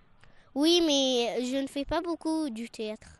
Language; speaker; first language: French; non-native, fluent; Arabic